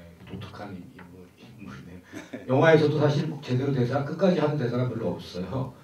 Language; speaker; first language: Korean; native; Korean